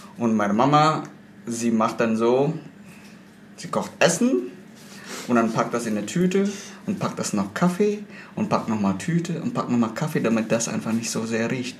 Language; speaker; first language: German; non-native, fluent; Indonesian